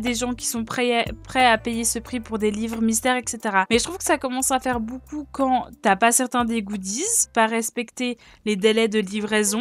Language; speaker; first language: French; native; French